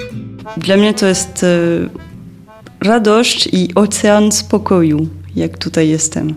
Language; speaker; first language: Polish; non-native, fluent; French